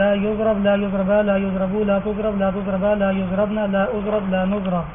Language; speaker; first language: Arabic; non-native, learner; Urdu